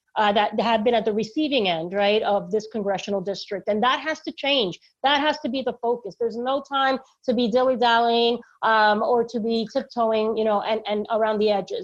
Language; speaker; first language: English; non-native, local second language; Spanish